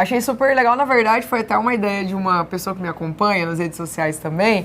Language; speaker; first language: Portuguese; native; Portuguese